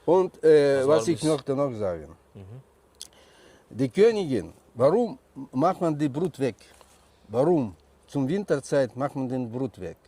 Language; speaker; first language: German; non-native, learner; Russian